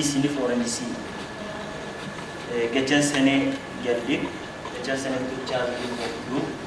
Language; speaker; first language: Turkish; non-native, learner; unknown